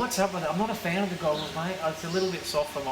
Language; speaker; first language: English; native; English